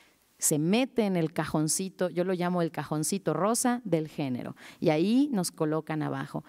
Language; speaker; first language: Spanish; native; Spanish